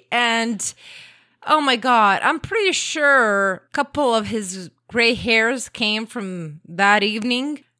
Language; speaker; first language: English; non-native, fluent; Croatian